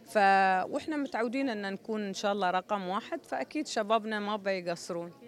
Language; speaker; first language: Arabic; native; Arabic